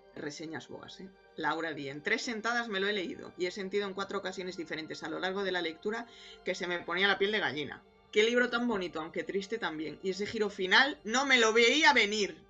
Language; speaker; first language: Spanish; non-native, local second language; Galician